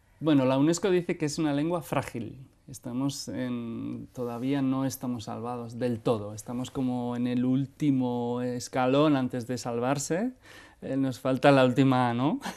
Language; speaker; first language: Spanish; non-native, local second language; Basque